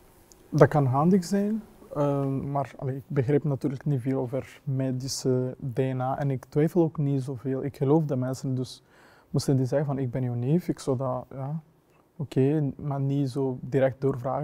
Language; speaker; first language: Dutch; non-native, fluent; Kinyarwanda